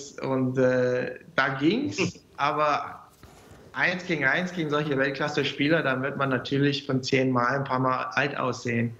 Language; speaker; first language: German; non-native, fluent; English